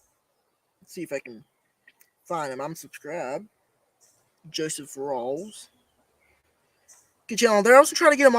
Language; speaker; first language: English; native; English